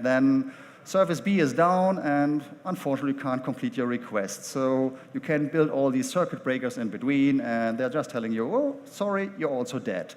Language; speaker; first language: English; non-native, fluent; German